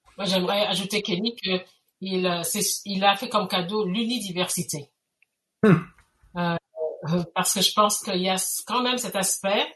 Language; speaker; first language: French; native; French